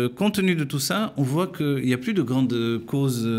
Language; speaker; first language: French; native; French